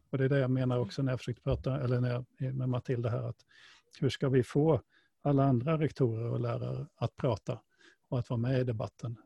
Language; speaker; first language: Swedish; native; Swedish